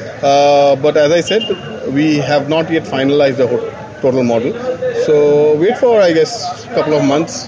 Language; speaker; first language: English; non-native, local second language; Bangla